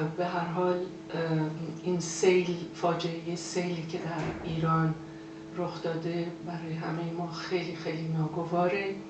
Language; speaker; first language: Persian; native; Persian